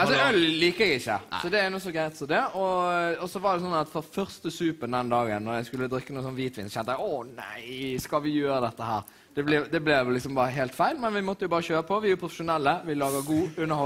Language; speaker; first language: Norwegian; native; Norwegian